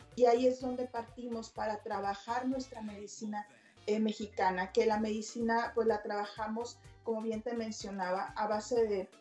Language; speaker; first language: Spanish; native; Spanish